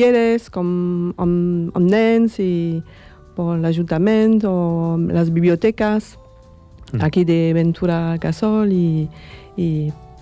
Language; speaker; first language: Spanish; non-native, learner; French